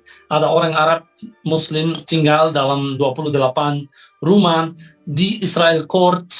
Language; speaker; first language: Indonesian; non-native, fluent; Arabic